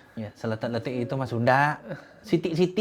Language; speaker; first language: Indonesian; native; Indonesian